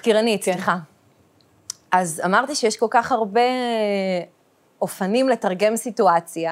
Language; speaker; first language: Hebrew; early bilingual, other home language; Russian